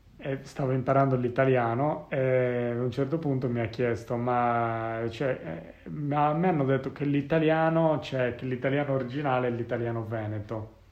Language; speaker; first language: Italian; native; Italian